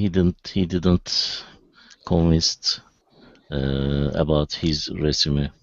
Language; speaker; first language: English; non-native, learner; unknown